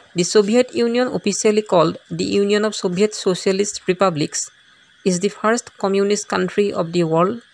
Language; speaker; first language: English; non-native, local second language; Assamese